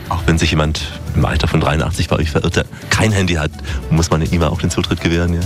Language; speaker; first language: German; native; German